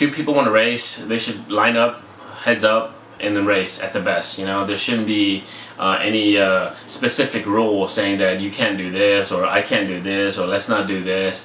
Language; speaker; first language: English; native; English